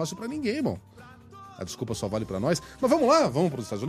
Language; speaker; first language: Portuguese; native; Portuguese